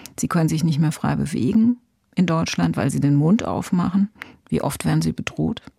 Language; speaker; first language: German; native; German